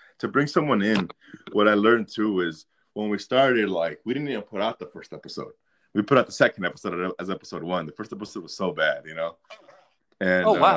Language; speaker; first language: English; native; English